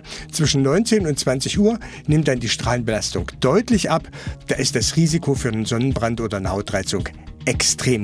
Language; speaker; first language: German; native; German